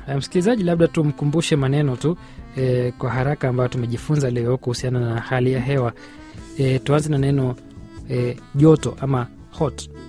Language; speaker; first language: Swahili; native; Swahili